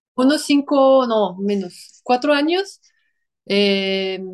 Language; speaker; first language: Spanish; non-native, fluent; French